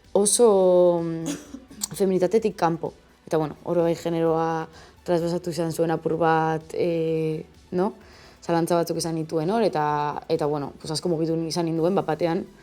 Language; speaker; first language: Basque; non-native, local second language; Spanish